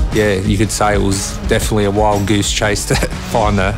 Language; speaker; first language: English; native; English